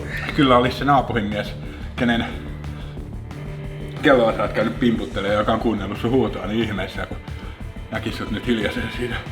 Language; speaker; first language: Finnish; native; Finnish